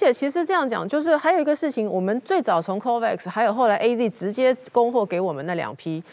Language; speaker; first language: Chinese; native; Chinese